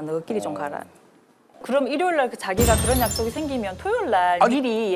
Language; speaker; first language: Korean; native; Korean